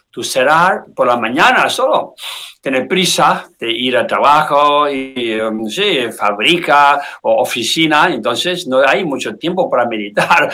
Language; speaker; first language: Spanish; non-native, learner; Tibetan